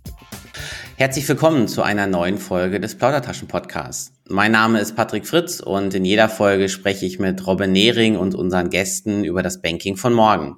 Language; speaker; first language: German; native; German